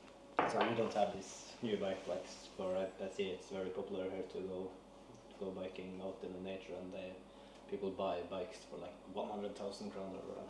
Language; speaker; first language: English; non-native, fluent; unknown